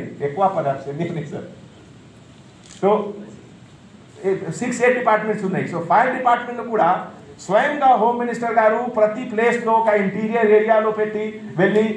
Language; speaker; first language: Telugu; non-native, fluent; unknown